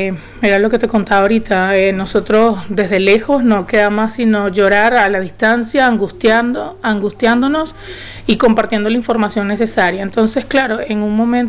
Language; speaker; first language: Spanish; native; Spanish